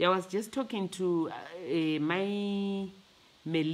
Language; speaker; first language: English; non-native, local second language; Shona